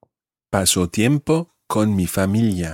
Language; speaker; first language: Spanish; non-native, fluent; English